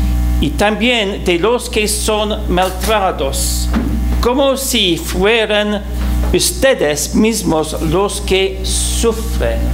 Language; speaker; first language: Spanish; non-native, fluent; English